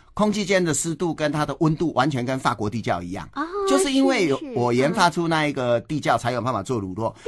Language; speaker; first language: Chinese; native; Chinese